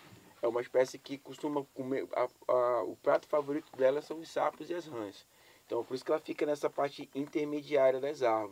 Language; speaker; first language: Portuguese; native; Portuguese